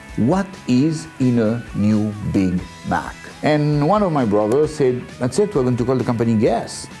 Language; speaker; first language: English; non-native, fluent; French